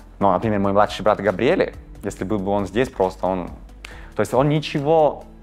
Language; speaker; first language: Russian; non-native, fluent; Italian